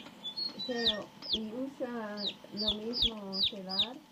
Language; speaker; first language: Spanish; non-native, learner; English